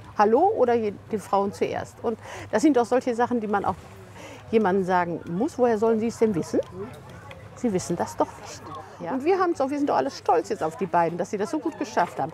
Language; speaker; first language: German; native; German